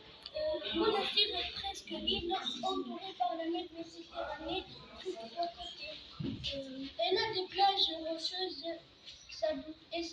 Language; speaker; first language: French; non-native, learner; Arabic